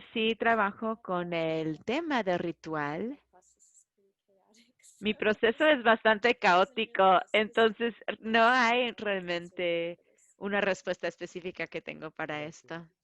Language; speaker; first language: Spanish; non-native, fluent; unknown